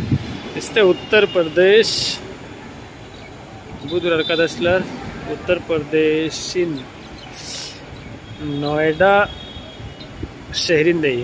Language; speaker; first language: Turkish; non-native, fluent; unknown